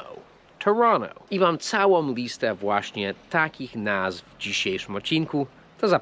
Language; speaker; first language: Polish; non-native, fluent; English